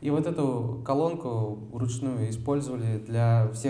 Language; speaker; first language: Russian; native; Russian